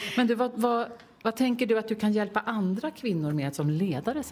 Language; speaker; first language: Swedish; native; Swedish